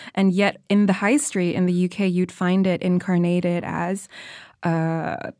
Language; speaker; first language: English; non-native, fluent; Indonesian